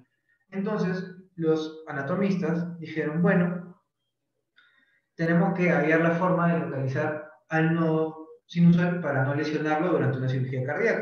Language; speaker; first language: Spanish; native; Spanish